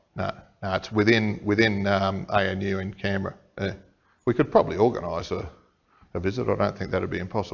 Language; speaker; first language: English; native; English